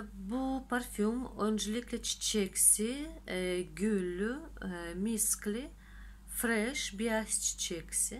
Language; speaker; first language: Turkish; non-native, fluent; Russian